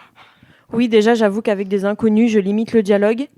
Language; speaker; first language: French; native; French